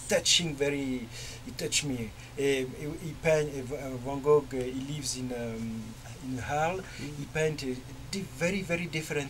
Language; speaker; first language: English; non-native, learner; French